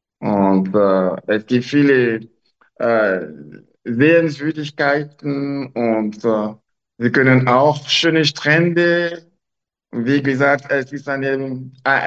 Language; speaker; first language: German; non-native, local second language; French